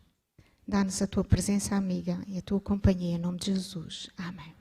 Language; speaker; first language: Portuguese; native; Portuguese